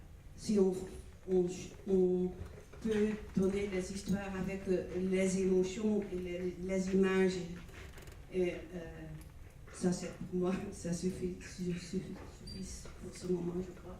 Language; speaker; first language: French; non-native, fluent; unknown